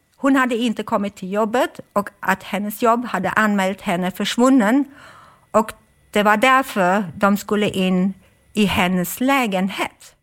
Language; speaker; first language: Swedish; non-native, fluent; German